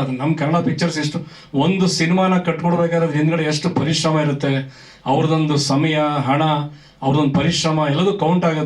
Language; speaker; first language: Kannada; native; Kannada